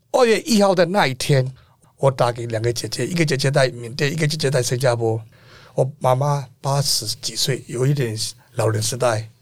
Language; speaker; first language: Chinese; non-native, fluent; Burmese